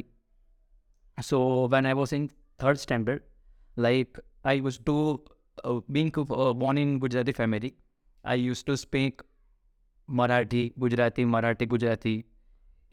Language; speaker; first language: English; non-native, local second language; Gujarati